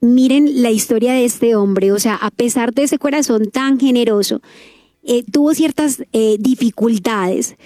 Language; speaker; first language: Spanish; native; Spanish